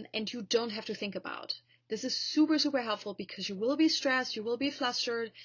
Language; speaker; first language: English; non-native, fluent; German